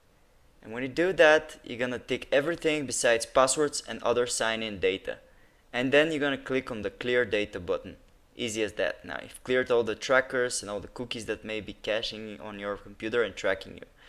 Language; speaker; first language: English; non-native, fluent; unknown